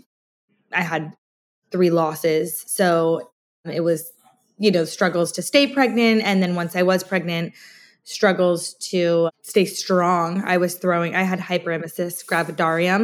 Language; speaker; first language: English; native; English